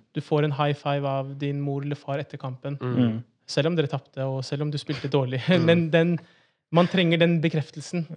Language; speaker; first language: Norwegian; early bilingual, other home language; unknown